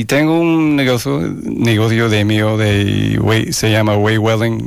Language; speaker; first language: Spanish; non-native, fluent; English